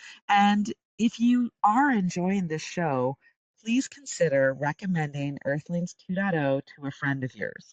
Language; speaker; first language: English; native; English